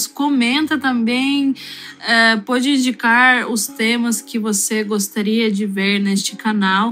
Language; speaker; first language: Portuguese; non-native, fluent; Russian